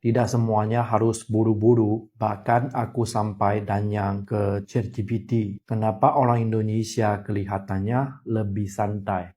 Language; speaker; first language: Indonesian; non-native, fluent; Chinese